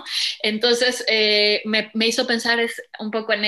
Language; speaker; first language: Spanish; native; Spanish